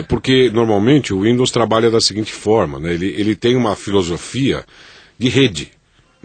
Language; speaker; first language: Portuguese; native; Portuguese